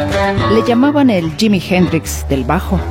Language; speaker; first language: Spanish; native; Spanish